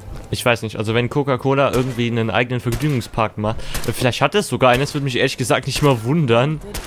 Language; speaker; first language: German; native; German